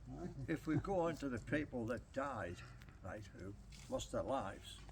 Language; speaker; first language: English; native; English